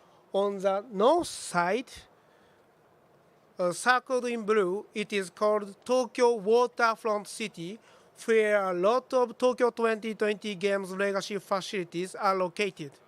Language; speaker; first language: English; non-native, fluent; Japanese